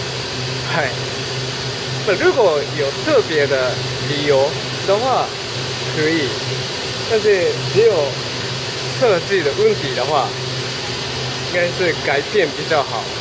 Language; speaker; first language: Chinese; non-native, fluent; Japanese